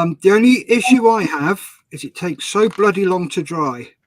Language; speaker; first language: English; native; English